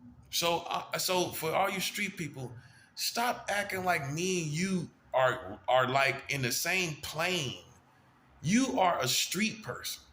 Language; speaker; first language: English; native; English